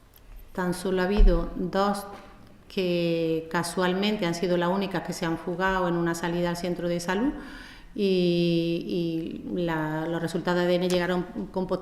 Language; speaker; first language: Spanish; native; Spanish